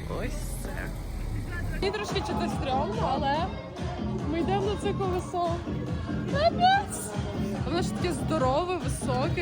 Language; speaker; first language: Ukrainian; native; Ukrainian